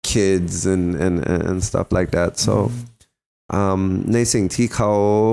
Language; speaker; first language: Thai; early bilingual, heritage; Thai